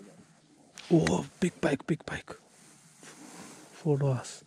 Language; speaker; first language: English; non-native, learner; Japanese